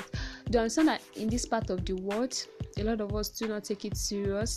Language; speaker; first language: English; non-native, local second language; Yoruba